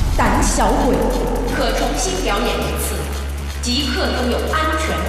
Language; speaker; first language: Chinese; native; Chinese